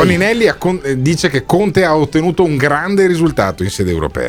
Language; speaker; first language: Italian; native; Italian